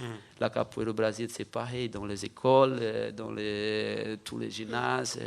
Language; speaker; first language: French; non-native, fluent; Portuguese